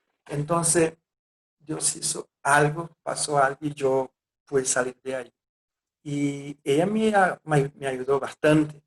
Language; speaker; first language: Spanish; non-native, fluent; Portuguese